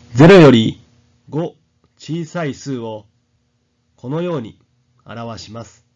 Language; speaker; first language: Japanese; native; Japanese